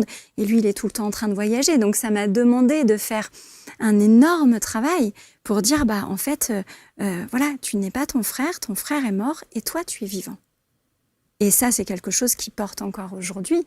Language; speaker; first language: French; native; French